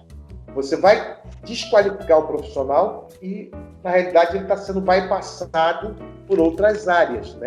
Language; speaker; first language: Portuguese; native; Portuguese